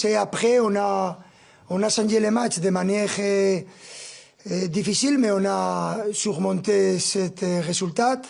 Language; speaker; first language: French; non-native, fluent; Spanish